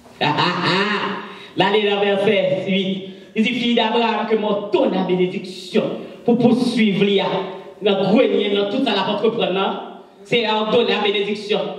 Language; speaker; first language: French; non-native, local second language; Haitian Creole